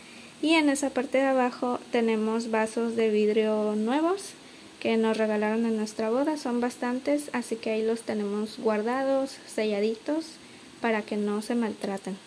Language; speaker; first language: Spanish; native; Spanish